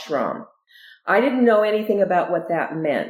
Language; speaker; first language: English; native; English